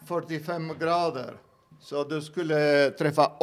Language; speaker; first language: Swedish; non-native, fluent; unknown